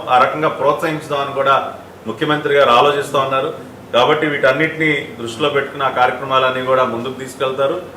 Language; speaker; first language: Telugu; native; Telugu